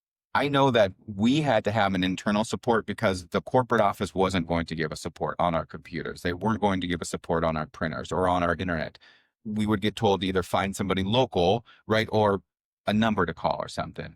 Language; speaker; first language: English; native; English